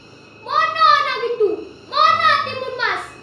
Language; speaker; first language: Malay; non-native, local second language; Balinese